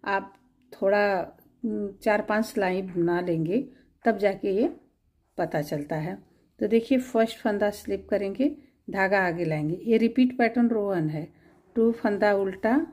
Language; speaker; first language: Hindi; native; Hindi